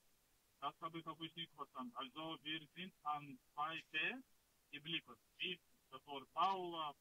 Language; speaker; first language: German; non-native, learner; Russian